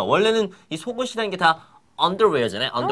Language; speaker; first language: Korean; native; Korean